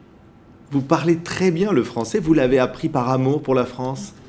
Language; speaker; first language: French; native; French